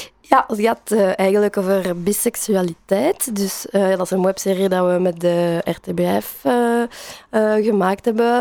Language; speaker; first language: Dutch; non-native, learner; French